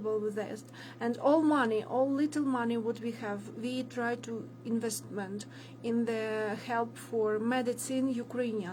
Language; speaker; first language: English; non-native, learner; Ukrainian